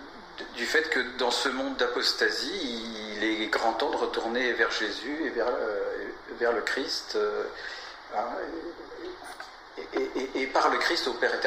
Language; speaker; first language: French; native; French